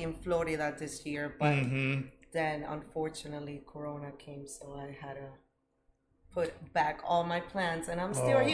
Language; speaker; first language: English; early bilingual, other home language; Spanish